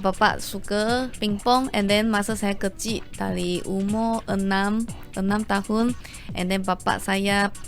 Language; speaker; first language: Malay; non-native, local second language; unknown